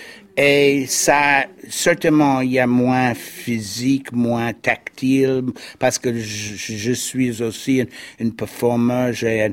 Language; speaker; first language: French; non-native, fluent; English